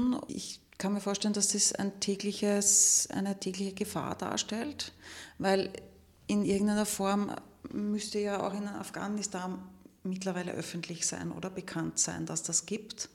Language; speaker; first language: German; native; German